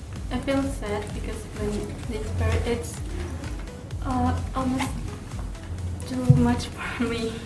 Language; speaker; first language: English; non-native, learner; Indonesian